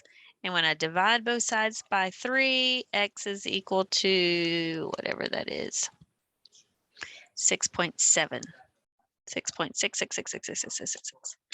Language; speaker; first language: English; native; English